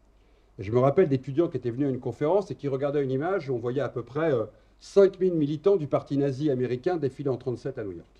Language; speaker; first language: French; native; French